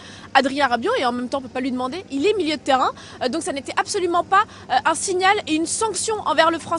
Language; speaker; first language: French; native; French